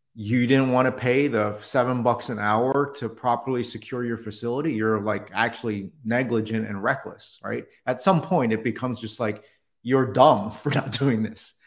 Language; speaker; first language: English; native; English